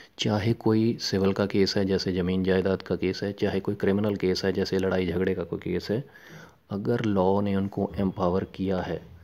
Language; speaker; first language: Hindi; non-native, local second language; Punjabi